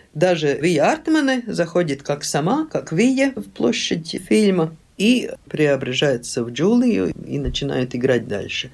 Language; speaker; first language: Russian; non-native, local second language; Latvian